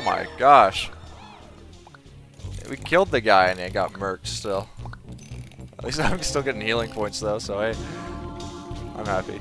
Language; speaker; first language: English; native; English